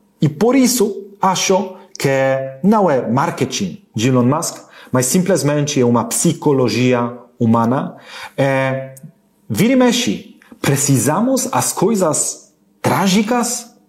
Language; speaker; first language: Portuguese; non-native, learner; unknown